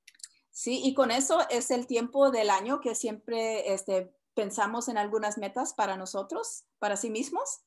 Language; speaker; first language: Spanish; early bilingual, heritage; Spanish